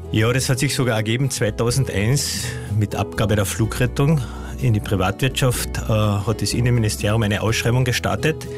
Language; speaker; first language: German; native; German